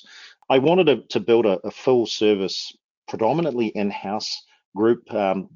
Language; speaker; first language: English; native; English